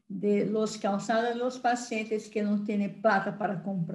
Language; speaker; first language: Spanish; non-native, learner; Portuguese